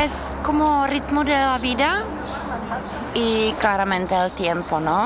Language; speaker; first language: Spanish; non-native, fluent; Czech